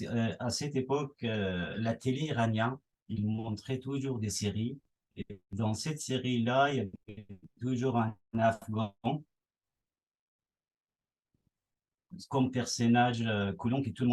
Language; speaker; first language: French; non-native, fluent; Persian